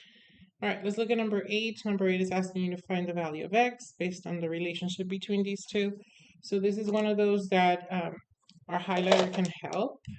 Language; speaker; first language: English; native; English